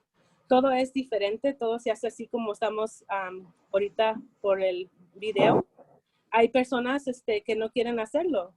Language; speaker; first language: Spanish; early bilingual, heritage; Spanish